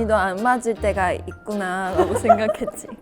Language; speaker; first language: Korean; non-native, fluent; Chinese